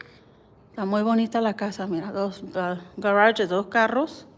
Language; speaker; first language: Spanish; early bilingual, heritage; Spanish